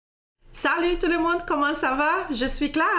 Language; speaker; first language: French; non-native, fluent; Portuguese